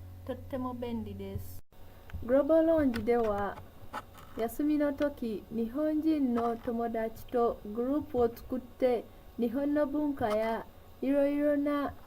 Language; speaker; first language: Japanese; non-native, learner; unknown